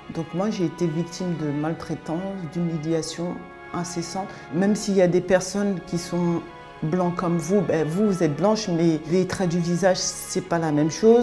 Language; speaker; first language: French; early bilingual, other home language; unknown